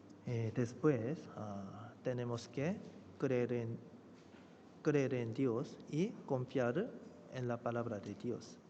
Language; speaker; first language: Spanish; non-native, fluent; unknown